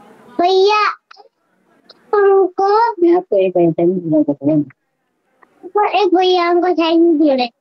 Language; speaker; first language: Hindi; non-native, local second language; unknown